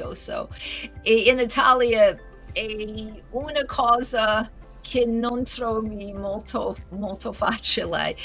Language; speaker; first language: Italian; non-native, learner; English